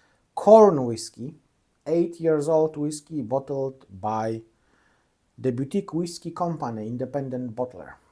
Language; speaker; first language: English; non-native, fluent; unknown